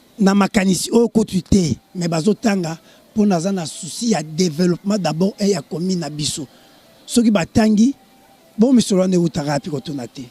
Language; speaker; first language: Lingala; native; Lingala